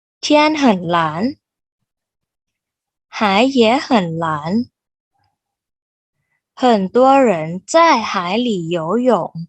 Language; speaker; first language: Chinese; non-native, fluent; Thai